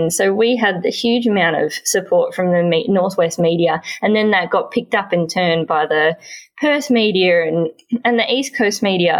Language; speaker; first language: English; native; English